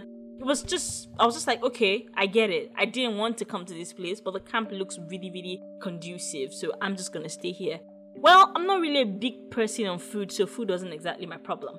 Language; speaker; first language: English; non-native, local second language; Yoruba